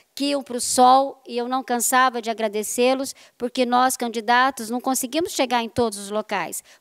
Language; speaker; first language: Portuguese; native; Portuguese